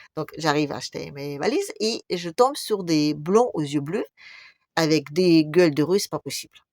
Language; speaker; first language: French; non-native, fluent; Russian